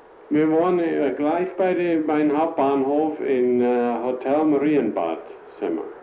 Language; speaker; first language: German; early bilingual, heritage; German